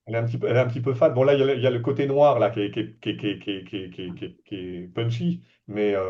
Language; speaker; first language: French; native; French